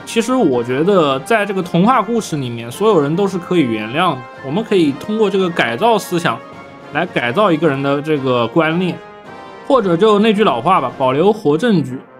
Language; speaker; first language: Chinese; native; Chinese